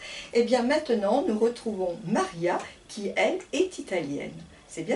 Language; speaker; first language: French; native; French